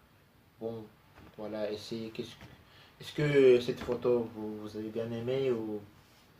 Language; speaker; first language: French; non-native, learner; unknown